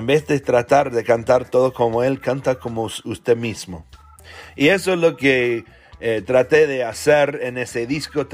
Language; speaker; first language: Spanish; non-native, fluent; English